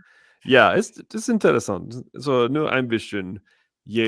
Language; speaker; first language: German; non-native, learner; English